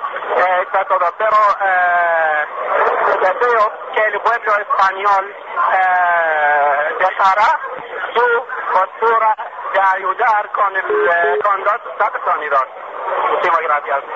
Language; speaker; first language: Spanish; non-native, learner; Arabic